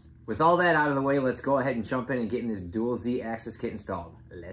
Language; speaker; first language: English; native; English